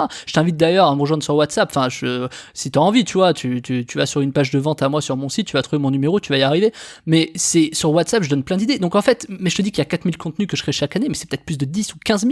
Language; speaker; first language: French; native; French